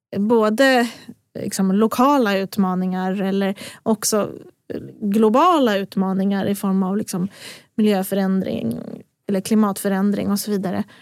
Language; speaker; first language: Swedish; native; Swedish